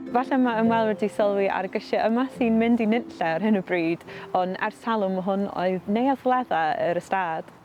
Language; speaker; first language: Welsh; native; Welsh